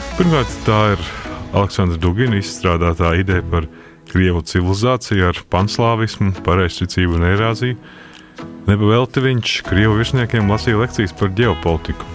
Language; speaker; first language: Latvian; native; Latvian